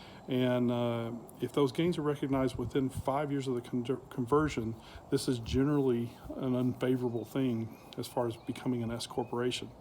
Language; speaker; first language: English; native; English